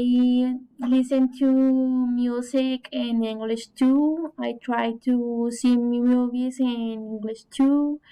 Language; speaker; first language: English; non-native, learner; Spanish